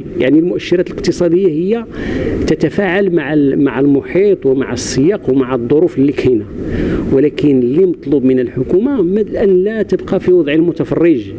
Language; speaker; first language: Arabic; native; Arabic